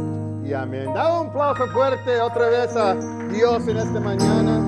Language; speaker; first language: Spanish; early bilingual, heritage; English